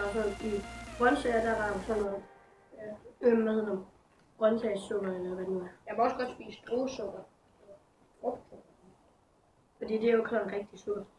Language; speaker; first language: Danish; early bilingual, other home language; German